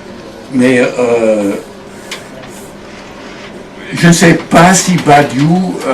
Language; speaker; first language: French; non-native, fluent; English